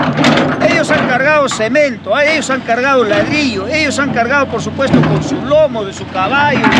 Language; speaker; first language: Spanish; native; Spanish